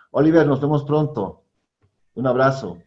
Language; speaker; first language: Spanish; native; Spanish